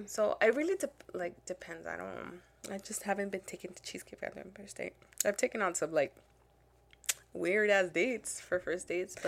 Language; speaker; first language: English; early bilingual, other home language; Spanish